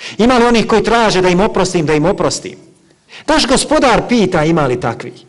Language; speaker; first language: Bosnian; native; Bosnian